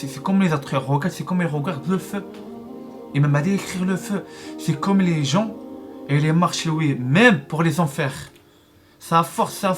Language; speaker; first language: French; non-native, learner; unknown